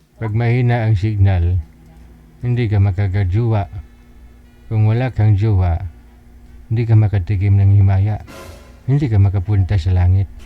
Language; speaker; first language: Filipino; native; Filipino